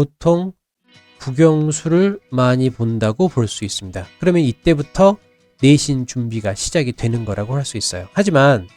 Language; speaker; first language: Korean; native; Korean